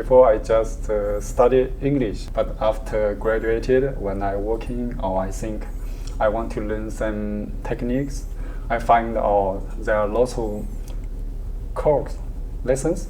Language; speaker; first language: English; non-native, learner; Chinese